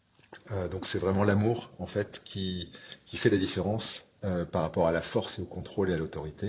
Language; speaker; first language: French; native; French